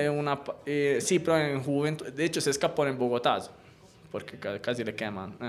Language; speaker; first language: Spanish; non-native, fluent; Italian